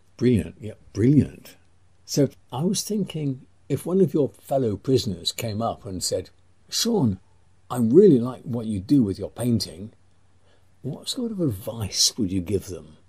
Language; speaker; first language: English; native; English